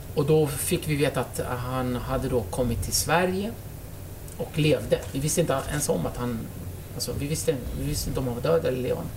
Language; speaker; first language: Swedish; early bilingual, other home language; Kurdish